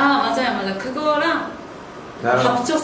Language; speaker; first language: Korean; non-native, fluent; Japanese